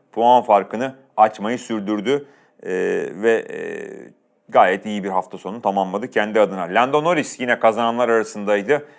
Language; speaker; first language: Turkish; native; Turkish